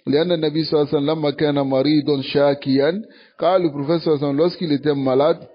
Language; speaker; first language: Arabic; non-native, fluent; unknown